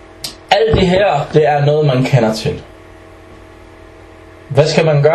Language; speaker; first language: Danish; early bilingual, other home language; Arabic